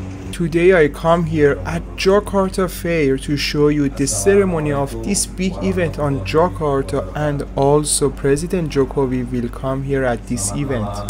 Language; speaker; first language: English; non-native, learner; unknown